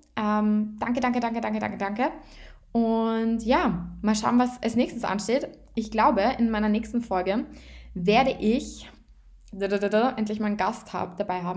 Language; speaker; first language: German; native; German